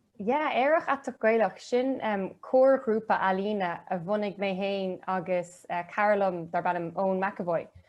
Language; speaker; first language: Irish; non-native, local second language; English